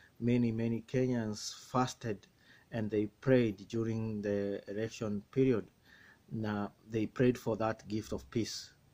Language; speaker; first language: English; non-native, local second language; Swahili